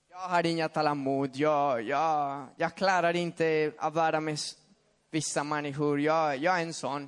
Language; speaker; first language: Swedish; non-native, fluent; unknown